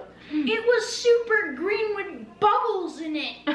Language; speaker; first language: English; native; English